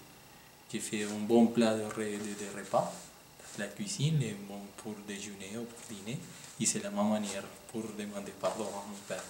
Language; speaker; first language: French; non-native, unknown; Spanish